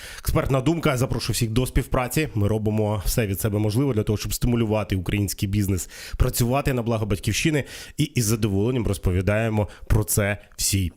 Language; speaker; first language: Ukrainian; native; Ukrainian